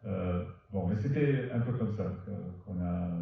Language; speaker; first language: French; non-native, fluent; Portuguese